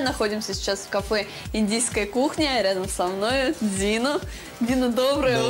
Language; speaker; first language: Russian; native; Russian